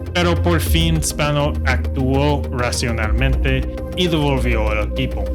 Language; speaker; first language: Spanish; non-native, fluent; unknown